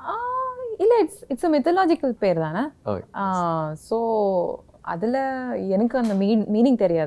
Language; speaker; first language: Tamil; non-native, local second language; Kannada